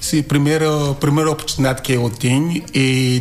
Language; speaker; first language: Portuguese; non-native, learner; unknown